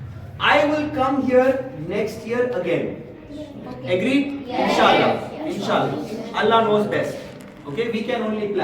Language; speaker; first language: English; non-native, local second language; Urdu